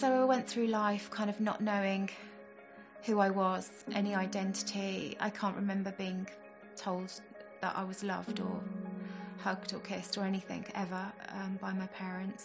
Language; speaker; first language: English; native; English